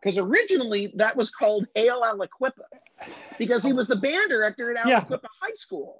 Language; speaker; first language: English; native; English